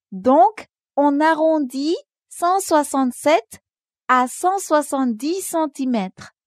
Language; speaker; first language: French; non-native, local second language; Wolof